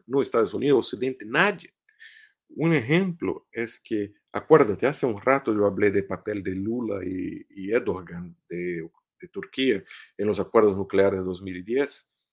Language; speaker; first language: Spanish; non-native, fluent; Portuguese